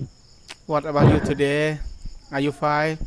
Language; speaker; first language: English; non-native, learner; Thai